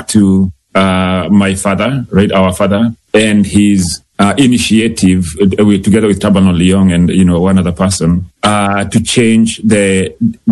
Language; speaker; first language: English; non-native, local second language; Kikuyu